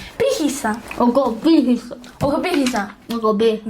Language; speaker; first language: Mongolian; early bilingual, heritage; Mongolian